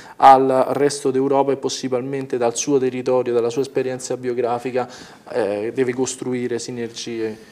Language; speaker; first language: Italian; native; Italian